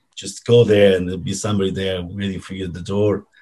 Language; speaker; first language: English; non-native, fluent; Italian